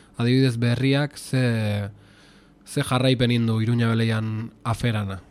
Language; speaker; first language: Basque; native; Basque